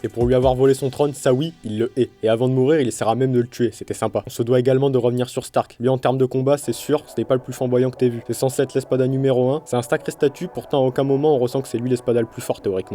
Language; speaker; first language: French; native; French